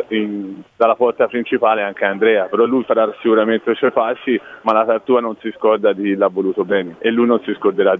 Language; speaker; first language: Italian; native; Italian